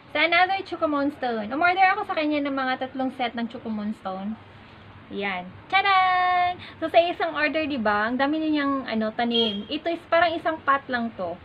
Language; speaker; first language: Filipino; non-native, local second language; Cebuano